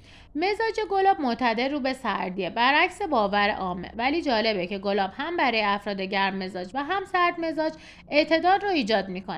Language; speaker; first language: Persian; native; Persian